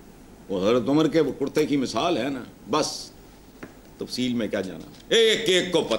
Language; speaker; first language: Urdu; non-native, local second language; Punjabi